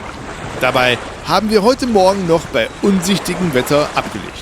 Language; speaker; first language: German; native; German